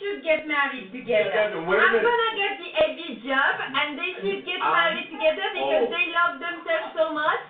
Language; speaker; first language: English; non-native, fluent; Spanish